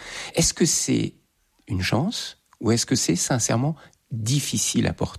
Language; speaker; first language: French; native; French